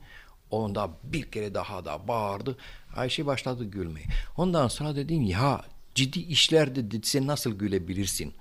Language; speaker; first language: Turkish; non-native, fluent; Romanian